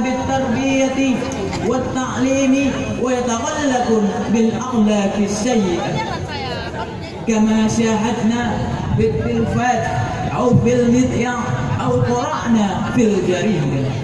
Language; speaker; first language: Arabic; non-native, learner; Indonesian